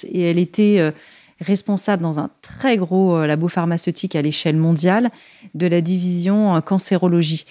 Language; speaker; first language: French; native; French